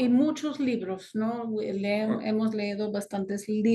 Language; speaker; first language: Spanish; non-native, fluent; English